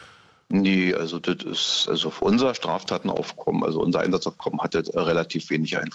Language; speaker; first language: German; native; German